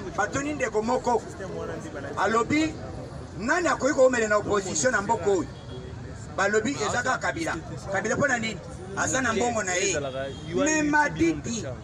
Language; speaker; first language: Lingala; native; Lingala